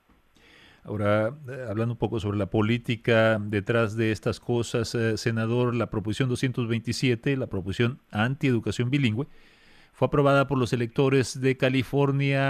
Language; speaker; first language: Spanish; native; Spanish